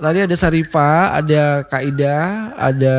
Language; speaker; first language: Indonesian; native; Indonesian